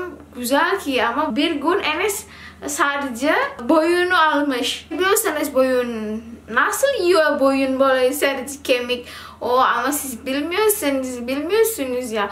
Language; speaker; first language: Turkish; non-native, learner; Indonesian